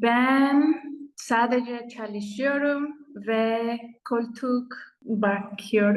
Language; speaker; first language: Turkish; non-native, learner; Spanish